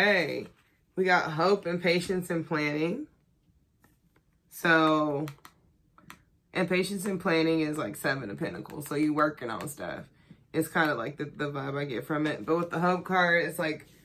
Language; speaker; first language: English; native; English